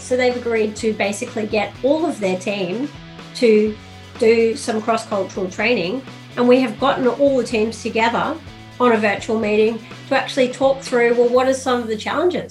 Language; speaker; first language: English; native; English